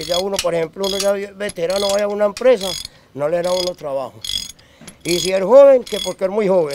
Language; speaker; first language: Spanish; native; Spanish